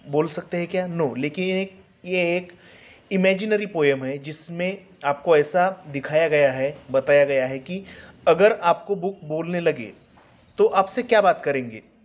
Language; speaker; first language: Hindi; non-native, local second language; Marathi